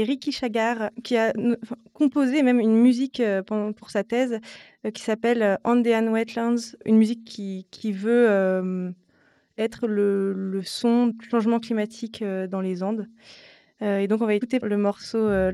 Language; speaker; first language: French; native; French